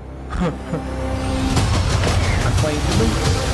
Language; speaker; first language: English; native; English